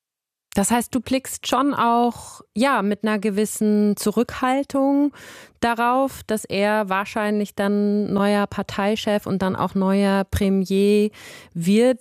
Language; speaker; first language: German; native; German